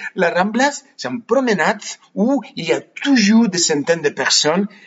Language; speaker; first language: French; non-native, fluent; Spanish